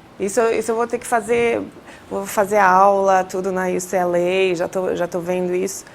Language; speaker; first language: Portuguese; native; Portuguese